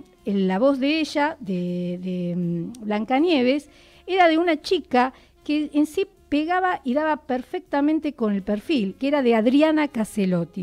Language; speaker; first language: Spanish; native; Spanish